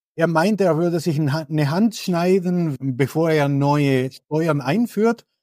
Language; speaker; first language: German; non-native, fluent; Spanish